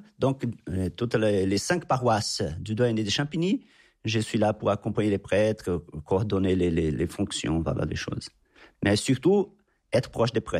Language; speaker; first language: French; non-native, fluent; Portuguese